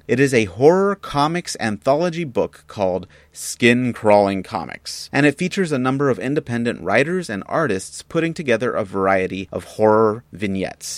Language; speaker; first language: English; native; English